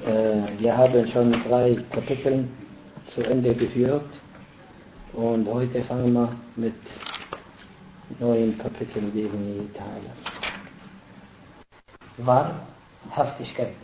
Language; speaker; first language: German; non-native, fluent; Arabic